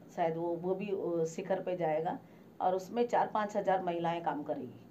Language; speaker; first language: Hindi; native; Hindi